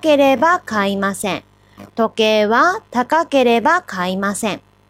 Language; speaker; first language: Japanese; native; Japanese